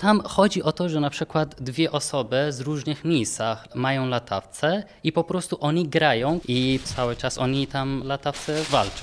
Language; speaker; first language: Polish; non-native, learner; Persian